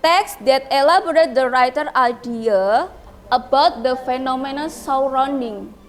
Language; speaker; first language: English; non-native, learner; Indonesian